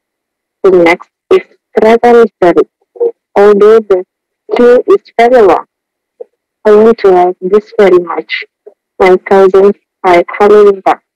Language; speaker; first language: English; non-native, learner; Indonesian